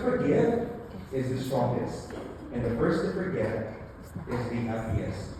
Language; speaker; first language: English; non-native, local second language; Filipino